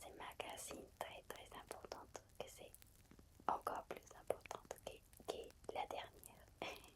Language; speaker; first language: French; non-native, fluent; Spanish